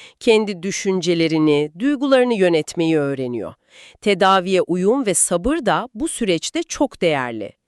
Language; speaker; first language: Turkish; native; Turkish